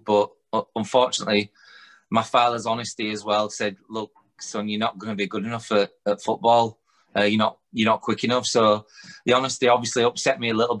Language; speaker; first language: English; native; English